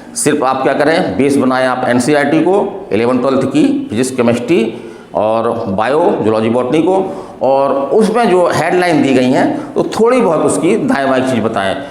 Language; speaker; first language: Hindi; native; Hindi